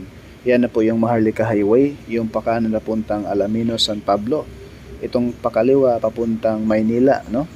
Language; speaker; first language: Filipino; native; Filipino